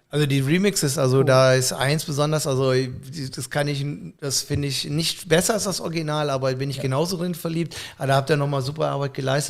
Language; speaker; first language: German; native; German